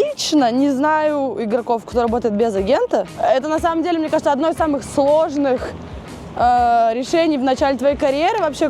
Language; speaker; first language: Russian; native; Russian